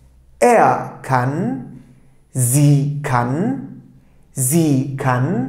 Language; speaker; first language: German; non-native, fluent; Turkish